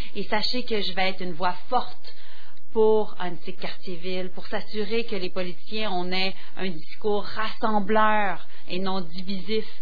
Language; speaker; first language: French; native; French